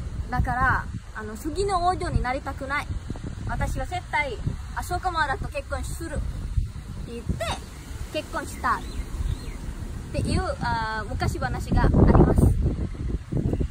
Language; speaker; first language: Japanese; non-native, fluent; Sinhala